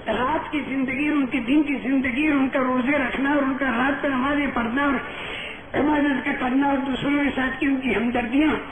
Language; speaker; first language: Urdu; non-native, local second language; Gujarati